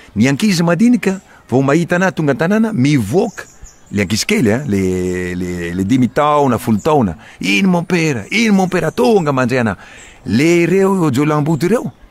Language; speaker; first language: Malagasy; non-native, fluent; Spanish